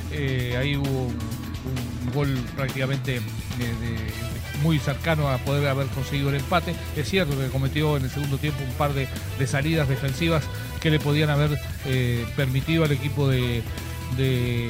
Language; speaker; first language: Spanish; native; Spanish